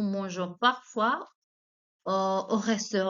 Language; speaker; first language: French; non-native, fluent; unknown